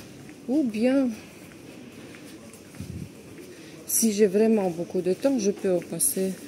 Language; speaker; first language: French; non-native, fluent; Russian